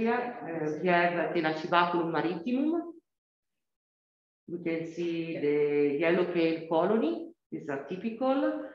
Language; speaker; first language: English; non-native, learner; Italian